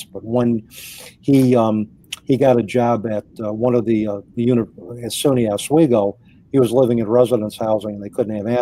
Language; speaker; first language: English; native; English